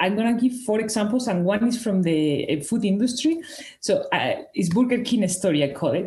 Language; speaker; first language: English; non-native, fluent; Spanish